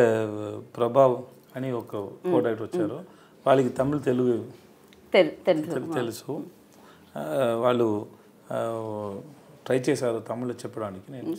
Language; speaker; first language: Telugu; non-native, learner; Tamil